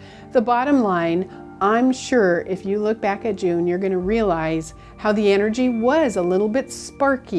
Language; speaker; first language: English; native; English